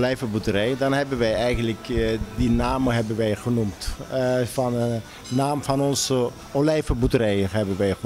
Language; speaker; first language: Dutch; non-native, fluent; Turkish